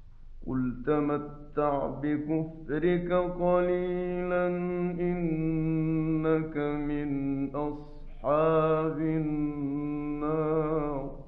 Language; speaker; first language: Arabic; native; Arabic